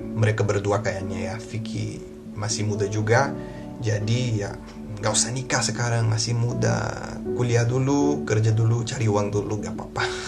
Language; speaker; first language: Indonesian; non-native, fluent; Portuguese